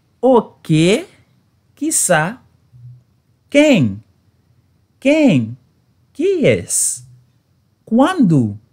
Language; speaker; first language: Portuguese; non-native, learner; Haitian Creole